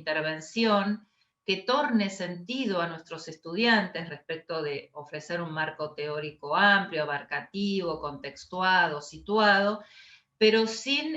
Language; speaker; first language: Spanish; native; Spanish